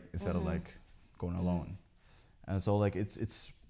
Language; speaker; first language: English; early bilingual, heritage; Dutch